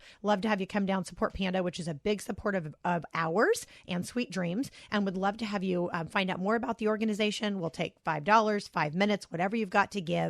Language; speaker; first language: English; native; English